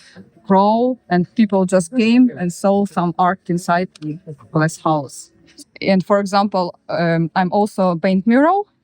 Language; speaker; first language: English; non-native, learner; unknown